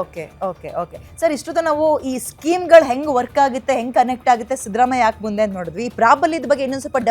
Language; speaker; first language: Kannada; native; Kannada